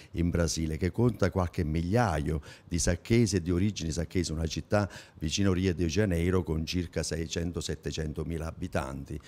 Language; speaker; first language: Italian; native; Italian